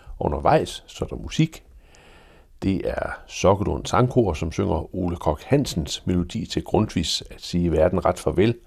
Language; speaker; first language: Danish; native; Danish